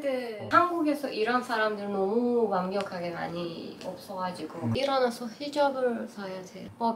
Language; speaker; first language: Korean; non-native, learner; Persian